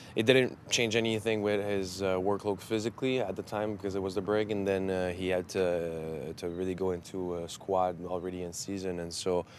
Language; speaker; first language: English; non-native, fluent; French